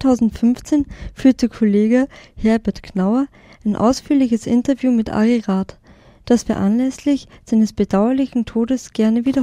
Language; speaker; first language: German; native; German